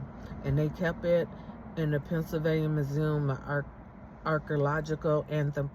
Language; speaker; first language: English; native; English